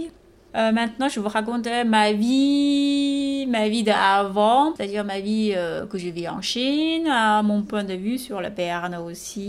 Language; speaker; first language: French; non-native, fluent; Chinese